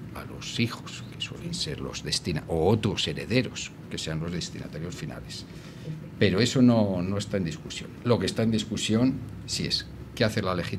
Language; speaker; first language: Spanish; native; Spanish